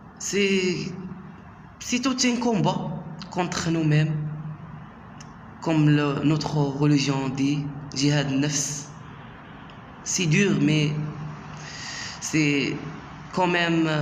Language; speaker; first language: French; non-native, local second language; Arabic